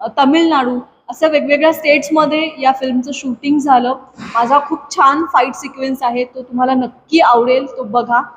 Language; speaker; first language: Marathi; native; Marathi